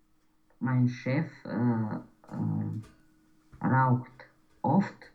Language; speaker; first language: German; non-native, learner; Romanian